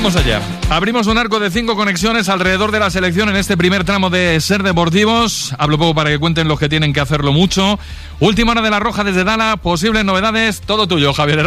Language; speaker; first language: Spanish; native; Spanish